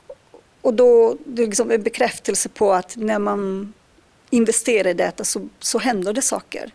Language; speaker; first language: Swedish; non-native, fluent; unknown